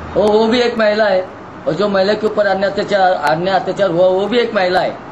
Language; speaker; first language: Hindi; non-native, local second language; Marathi